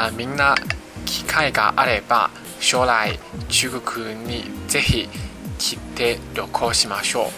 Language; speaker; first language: Japanese; non-native, fluent; Chinese